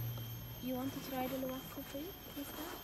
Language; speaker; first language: English; non-native, learner; Indonesian